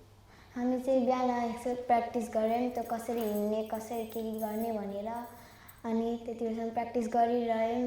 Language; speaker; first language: Nepali; early bilingual, heritage; Nepali